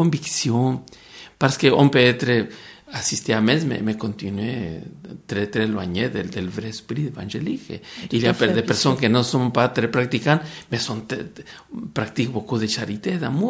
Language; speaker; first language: French; non-native, fluent; Spanish